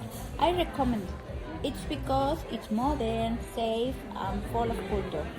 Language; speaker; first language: English; non-native, learner; Spanish